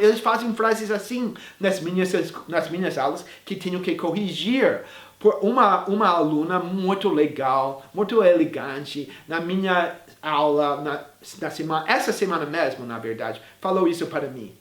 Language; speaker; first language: Portuguese; non-native, fluent; English